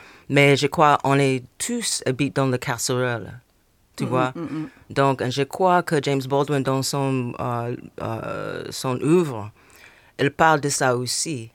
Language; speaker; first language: French; non-native, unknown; English